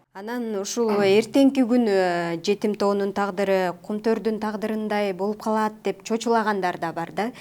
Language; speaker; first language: Kyrgyz; native; Kyrgyz